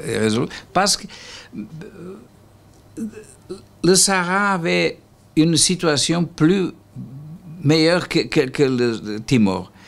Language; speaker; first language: French; non-native, learner; Portuguese